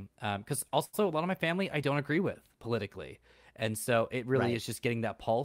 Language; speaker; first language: English; native; English